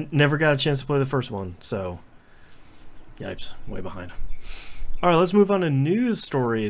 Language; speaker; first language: English; native; English